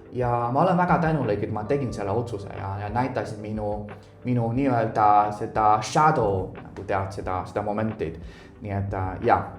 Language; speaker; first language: Estonian; non-native, fluent; Chinese